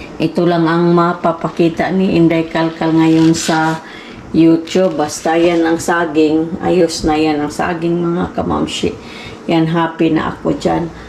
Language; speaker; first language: Filipino; non-native, local second language; Cebuano